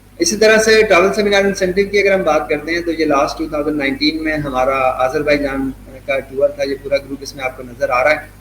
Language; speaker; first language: Urdu; native; Urdu